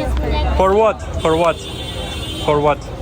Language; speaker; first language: English; non-native, learner; Russian